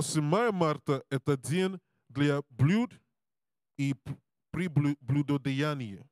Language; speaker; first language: Russian; non-native, learner; English